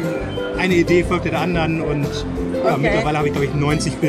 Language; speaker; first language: German; native; German